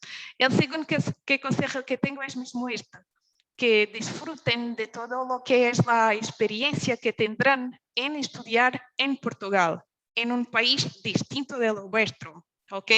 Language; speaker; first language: Spanish; non-native, fluent; Portuguese